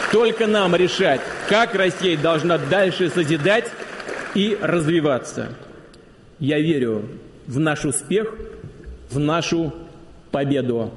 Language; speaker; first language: Russian; native; Russian